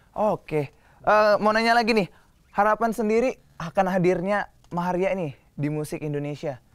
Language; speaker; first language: Indonesian; native; Indonesian